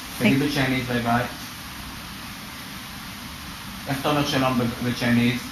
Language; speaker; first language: Hebrew; native; Hebrew